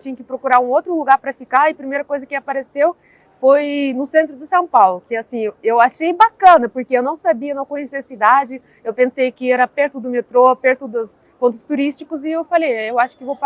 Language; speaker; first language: Portuguese; non-native, fluent; Russian